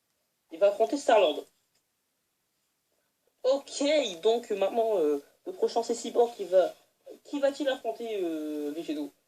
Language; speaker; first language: French; native; French